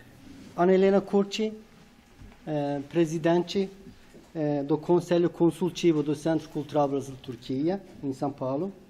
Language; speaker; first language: Portuguese; non-native, fluent; Turkish